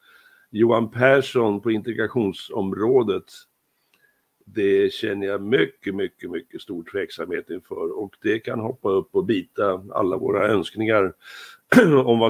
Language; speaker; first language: Swedish; native; Swedish